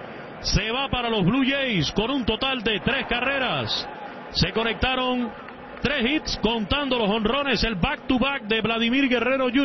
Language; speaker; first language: Spanish; native; Spanish